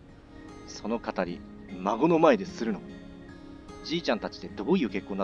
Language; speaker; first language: Japanese; native; Japanese